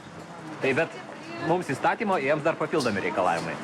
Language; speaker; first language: Lithuanian; native; Lithuanian